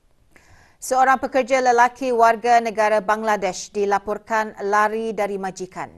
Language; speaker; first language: Malay; native; Malay